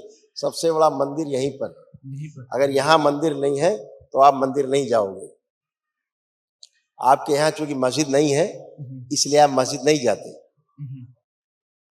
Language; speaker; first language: Hindi; native; Hindi